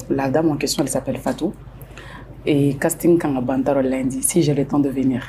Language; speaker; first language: French; non-native, local second language; Soninke